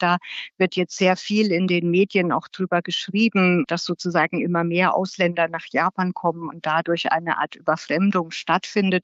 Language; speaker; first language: German; native; German